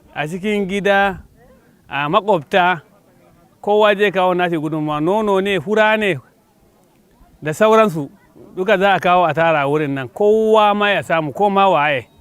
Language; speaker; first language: Hausa; non-native, local second language; Fula